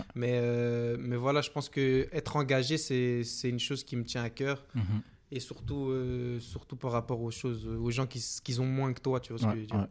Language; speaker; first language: French; native; French